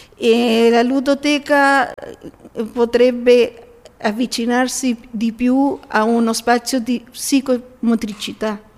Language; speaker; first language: Italian; early bilingual, heritage; Italian